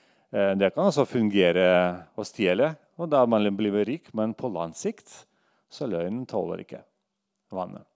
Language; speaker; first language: Norwegian; non-native, fluent; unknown